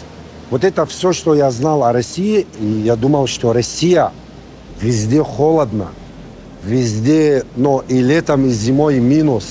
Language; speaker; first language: Russian; non-native, fluent; Arabic